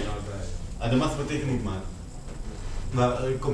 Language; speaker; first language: Dutch; non-native, fluent; Spanish